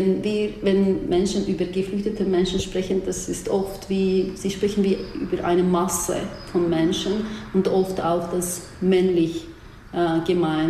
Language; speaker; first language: German; non-native, fluent; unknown